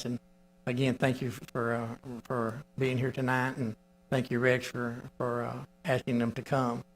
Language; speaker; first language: English; native; English